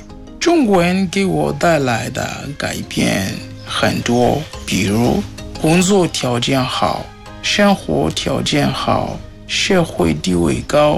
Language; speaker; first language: Chinese; non-native, fluent; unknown